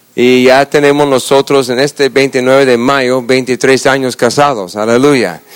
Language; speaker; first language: Spanish; non-native, fluent; English